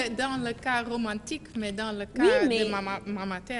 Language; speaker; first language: French; non-native, learner; Dutch